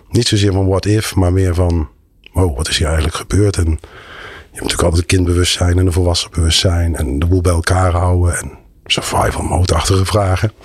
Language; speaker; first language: Dutch; native; Dutch